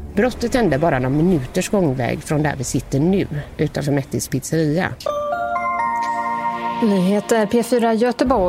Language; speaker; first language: Swedish; native; Swedish